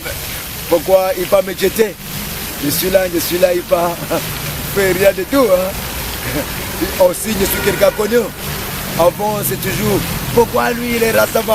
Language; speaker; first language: French; non-native, learner; English